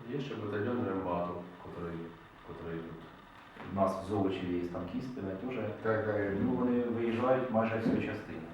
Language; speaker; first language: Ukrainian; native; Ukrainian